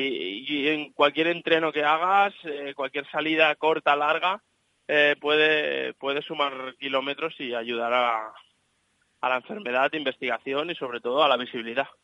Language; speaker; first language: Spanish; native; Spanish